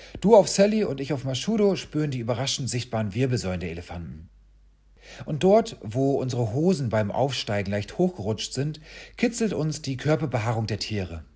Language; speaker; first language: German; native; German